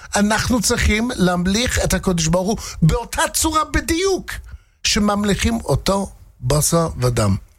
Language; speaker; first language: Hebrew; non-native, fluent; English